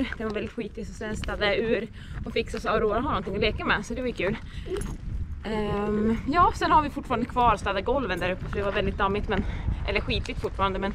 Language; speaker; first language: Swedish; native; Swedish